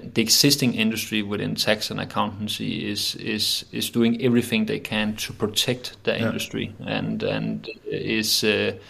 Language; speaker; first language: English; non-native, fluent; Danish